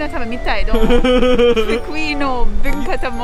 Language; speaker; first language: Japanese; non-native, learner; English